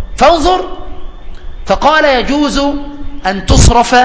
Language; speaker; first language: Arabic; native; Arabic